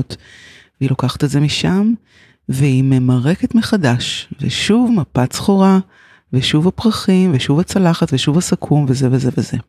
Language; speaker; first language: Hebrew; native; Hebrew